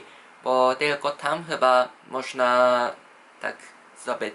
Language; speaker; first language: Polish; non-native, fluent; Japanese